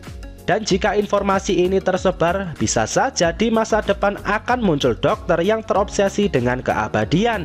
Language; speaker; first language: Indonesian; native; Indonesian